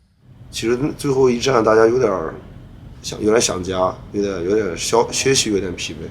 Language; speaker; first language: Chinese; native; Chinese